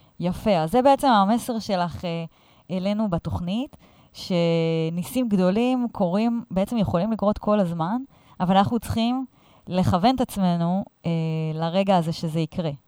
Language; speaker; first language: Hebrew; native; Hebrew